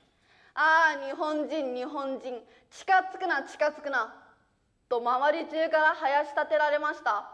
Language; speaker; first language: Japanese; early bilingual, other home language; Chinese